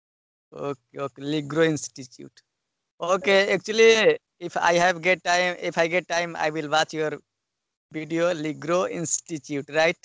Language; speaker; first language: English; non-native, learner; Hindi